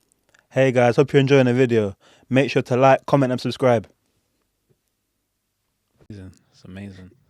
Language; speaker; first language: English; native; English